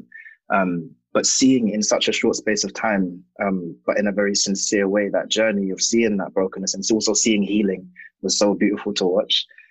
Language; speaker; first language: English; native; English